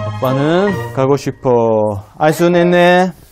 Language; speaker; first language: Korean; non-native, learner; Turkish